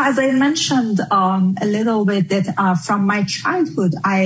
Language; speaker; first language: English; non-native, fluent; Persian